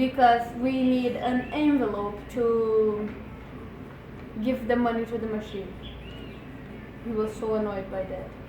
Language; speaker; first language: English; non-native, fluent; Portuguese